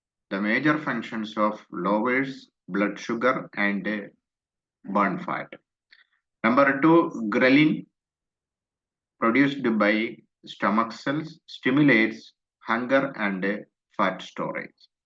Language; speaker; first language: English; non-native, local second language; Malayalam